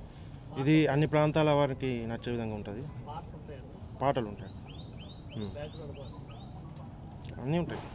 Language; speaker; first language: Telugu; native; Telugu